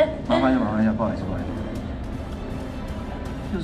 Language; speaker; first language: Chinese; native; Chinese